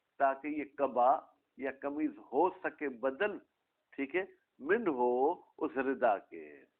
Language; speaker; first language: Urdu; non-native, local second language; Sindhi